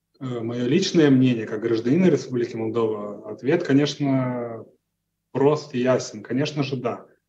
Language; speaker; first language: Russian; non-native, local second language; Romanian